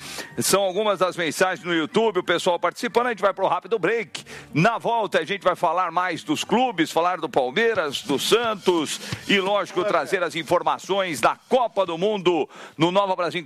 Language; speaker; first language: Portuguese; native; Portuguese